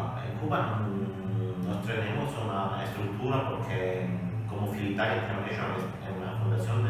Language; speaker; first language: Spanish; non-native, learner; Italian